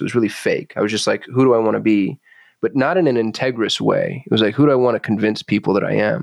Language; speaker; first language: English; native; English